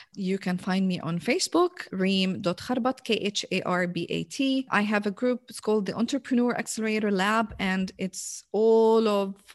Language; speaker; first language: English; non-native, fluent; Arabic